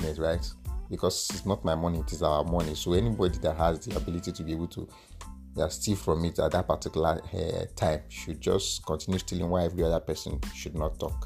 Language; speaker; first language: English; non-native, local second language; Yoruba